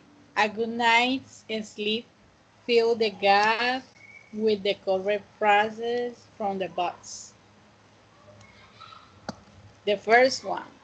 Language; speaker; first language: English; non-native, fluent; Spanish